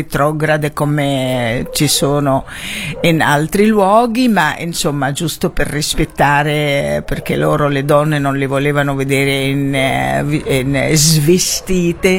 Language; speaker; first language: Italian; non-native, fluent; Arabic